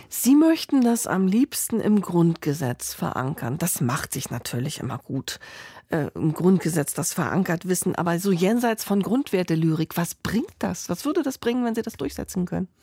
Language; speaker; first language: German; native; German